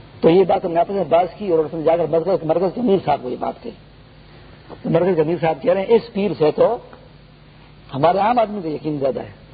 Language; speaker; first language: Urdu; non-native, local second language; Pashto